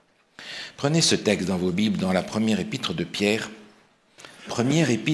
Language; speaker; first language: French; native; French